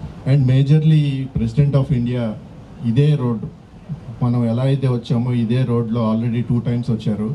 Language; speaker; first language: Telugu; native; Telugu